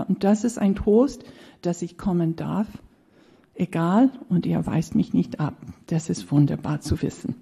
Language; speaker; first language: German; non-native, fluent; English